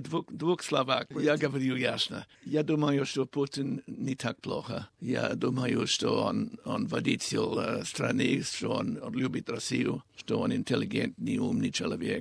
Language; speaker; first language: Russian; non-native, learner; English